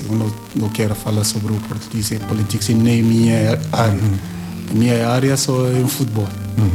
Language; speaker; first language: Portuguese; non-native, learner; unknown